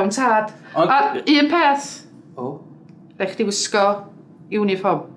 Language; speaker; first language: Welsh; native; Welsh